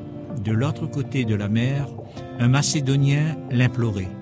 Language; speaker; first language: French; native; French